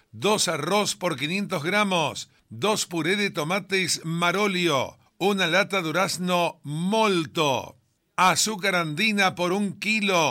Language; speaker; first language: Spanish; native; Spanish